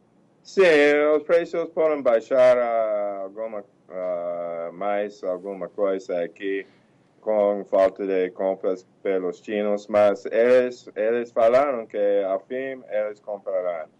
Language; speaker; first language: Portuguese; non-native, fluent; English